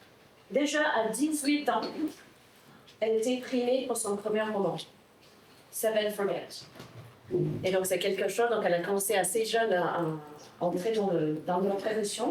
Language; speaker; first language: French; non-native, fluent; English